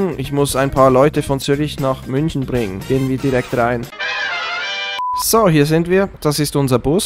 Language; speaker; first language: German; native; German